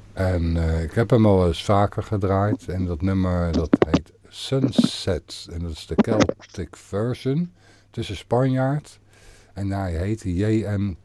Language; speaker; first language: Dutch; native; Dutch